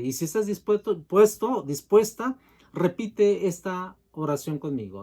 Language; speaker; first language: Spanish; native; Spanish